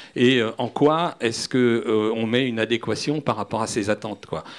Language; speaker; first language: French; native; French